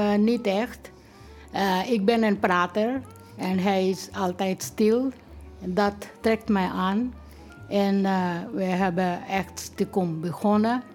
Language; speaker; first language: Dutch; non-native, fluent; Bangla